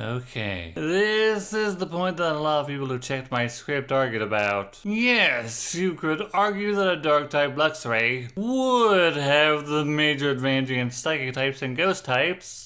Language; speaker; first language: English; native; English